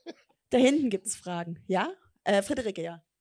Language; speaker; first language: German; native; German